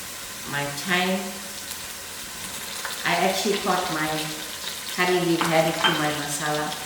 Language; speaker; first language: English; native; English